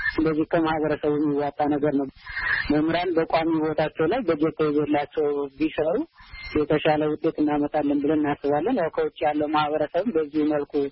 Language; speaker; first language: Amharic; native; Amharic